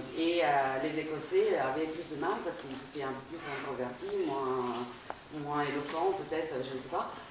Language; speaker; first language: French; non-native, fluent; Italian